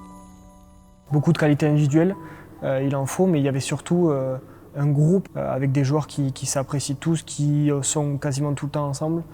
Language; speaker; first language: French; native; French